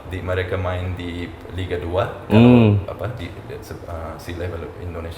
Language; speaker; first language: Indonesian; non-native, fluent; Uzbek